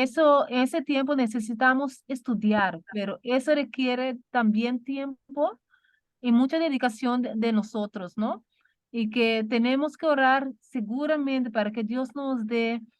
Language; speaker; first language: Spanish; non-native, learner; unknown